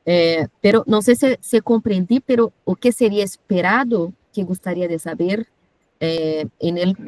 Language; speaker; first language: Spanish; non-native, learner; Portuguese